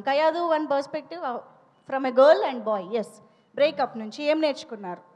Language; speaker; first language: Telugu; native; Telugu